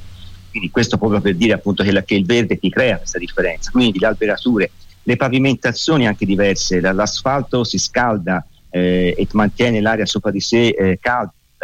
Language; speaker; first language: Italian; native; Italian